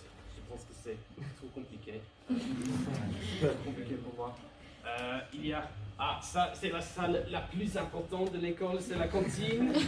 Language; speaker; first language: French; non-native, learner; English